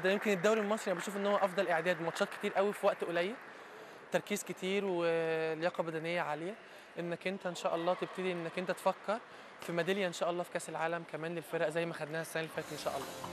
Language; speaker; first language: Arabic; native; Arabic